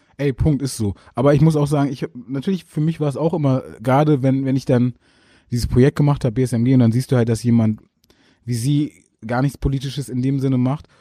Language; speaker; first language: German; early bilingual, other home language; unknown